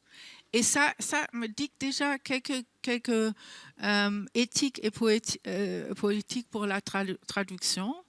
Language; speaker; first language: French; non-native, fluent; German